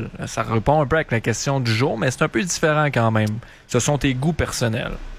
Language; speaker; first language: French; native; French